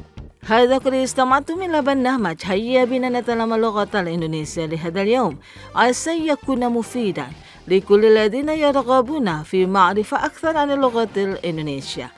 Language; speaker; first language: Arabic; non-native, fluent; Indonesian